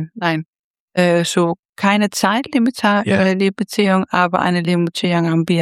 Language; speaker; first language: German; non-native, fluent; Danish